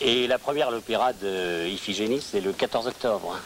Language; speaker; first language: French; native; French